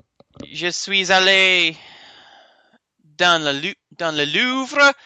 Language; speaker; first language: French; non-native, learner; English